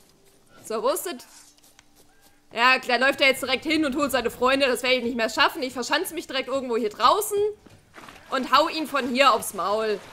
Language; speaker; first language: German; native; German